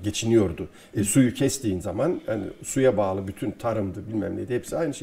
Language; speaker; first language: Turkish; native; Turkish